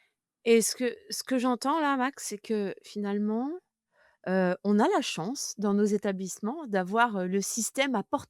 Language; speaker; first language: French; native; French